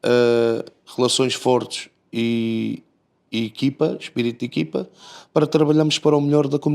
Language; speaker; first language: Portuguese; native; Portuguese